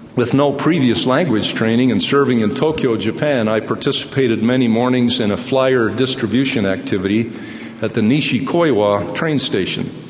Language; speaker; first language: English; native; English